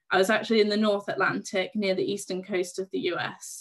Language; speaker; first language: English; native; English